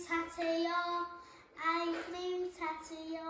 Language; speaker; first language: Korean; early bilingual, heritage; Korean